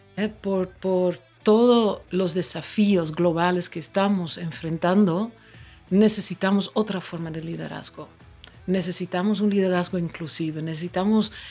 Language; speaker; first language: Spanish; non-native, fluent; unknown